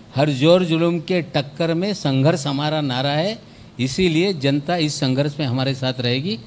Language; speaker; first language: Hindi; non-native, local second language; Marathi